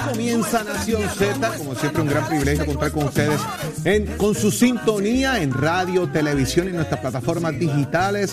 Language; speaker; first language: Spanish; native; Spanish